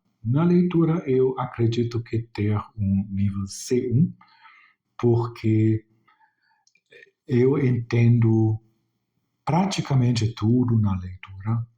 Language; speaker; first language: Portuguese; non-native, fluent; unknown